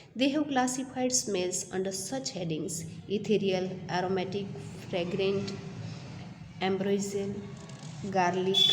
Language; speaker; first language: English; non-native, local second language; Gujarati